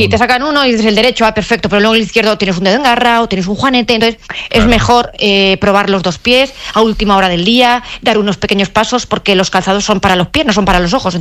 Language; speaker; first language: Spanish; native; Spanish